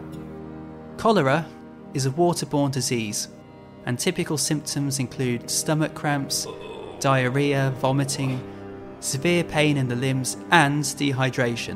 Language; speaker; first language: English; native; English